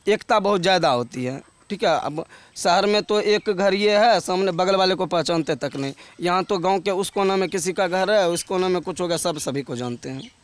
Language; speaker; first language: Hindi; native; Hindi